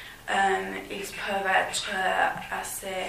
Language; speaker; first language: French; non-native, learner; English